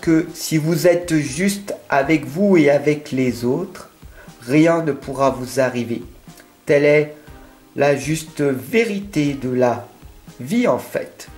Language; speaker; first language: French; native; French